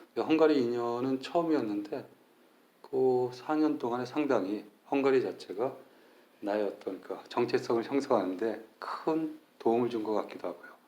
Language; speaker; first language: Korean; native; Korean